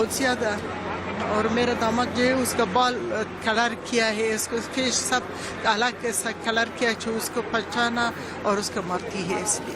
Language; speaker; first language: Hindi; non-native, learner; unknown